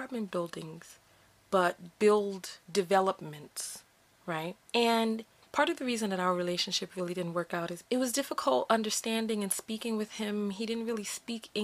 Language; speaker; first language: English; native; English